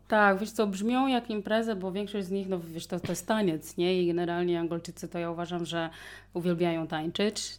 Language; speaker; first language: Polish; non-native, fluent; Portuguese